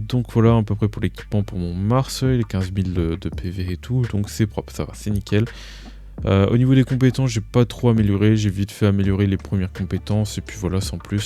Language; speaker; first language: French; native; French